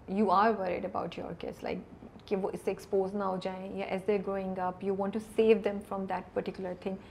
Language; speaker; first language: Urdu; native; Urdu